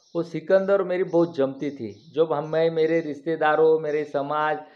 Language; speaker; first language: Hindi; non-native, local second language; Marathi